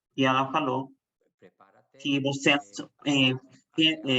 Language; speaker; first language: Portuguese; non-native, fluent; Spanish